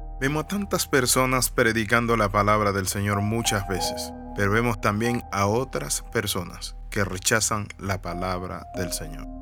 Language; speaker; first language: Spanish; native; Spanish